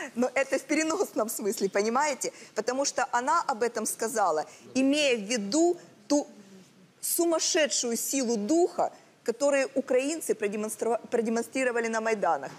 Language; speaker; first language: Russian; native; Russian